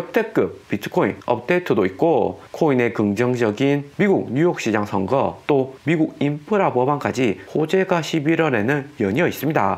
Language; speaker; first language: Korean; native; Korean